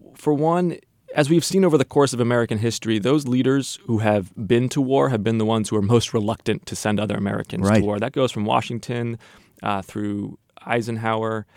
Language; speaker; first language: English; native; English